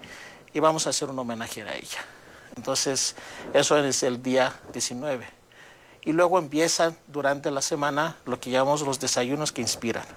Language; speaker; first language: Spanish; non-native, fluent; Greek